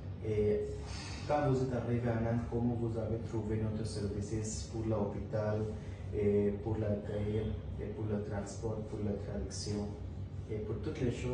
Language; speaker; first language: French; non-native, learner; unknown